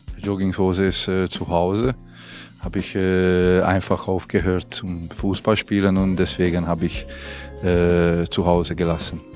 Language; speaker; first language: German; non-native, fluent; Hungarian